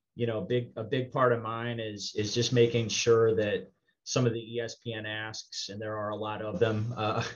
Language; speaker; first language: English; native; English